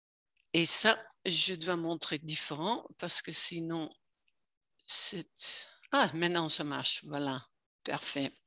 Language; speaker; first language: French; non-native, fluent; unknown